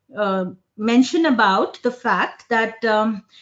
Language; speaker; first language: English; non-native, local second language; Hindi